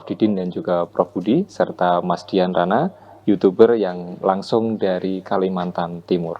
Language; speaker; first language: Indonesian; native; Indonesian